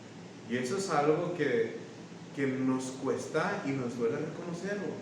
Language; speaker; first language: Spanish; native; Spanish